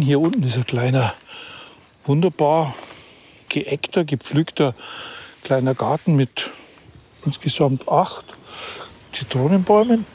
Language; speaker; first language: German; native; German